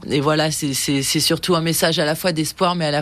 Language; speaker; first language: French; native; French